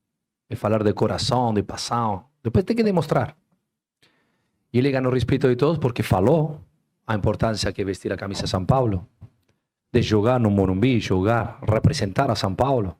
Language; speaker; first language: Portuguese; non-native, fluent; Spanish